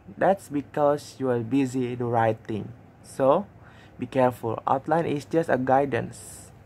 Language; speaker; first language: English; non-native, learner; Indonesian